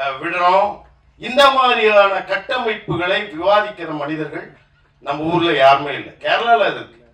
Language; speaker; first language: Tamil; native; Tamil